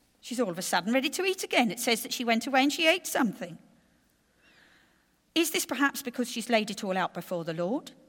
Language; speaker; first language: English; native; English